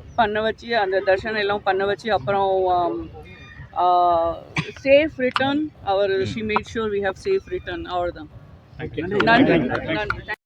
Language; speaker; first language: Tamil; non-native, fluent; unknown